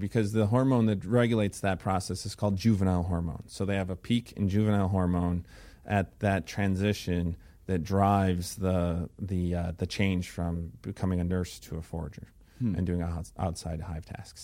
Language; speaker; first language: English; native; English